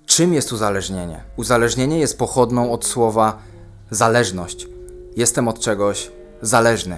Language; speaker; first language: Polish; native; Polish